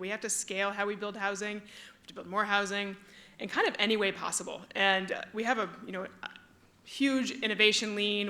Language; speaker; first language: English; native; English